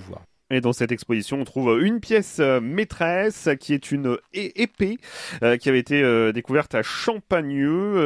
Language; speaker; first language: French; native; French